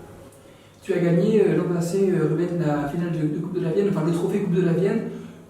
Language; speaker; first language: French; native; French